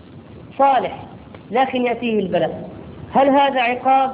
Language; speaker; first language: Arabic; native; Arabic